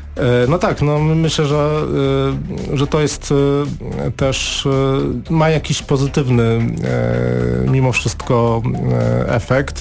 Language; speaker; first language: Polish; native; Polish